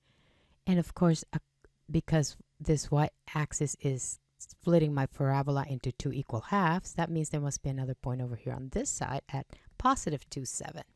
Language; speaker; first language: English; native; English